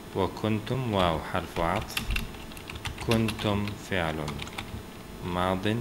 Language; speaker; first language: Arabic; non-native, fluent; Turkish